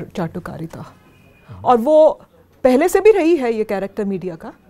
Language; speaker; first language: Hindi; native; Hindi